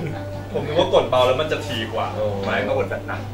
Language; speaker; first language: Chinese; non-native, learner; Thai